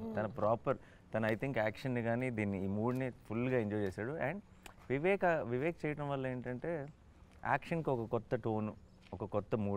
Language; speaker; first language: Telugu; native; Telugu